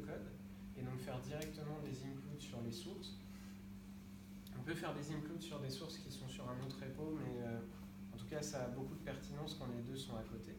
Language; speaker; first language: French; native; French